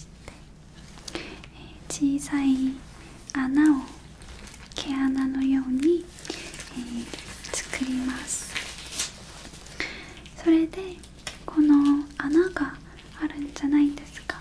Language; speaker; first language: Japanese; non-native, learner; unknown